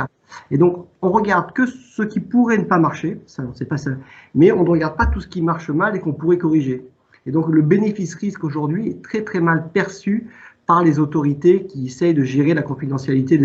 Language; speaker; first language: French; native; French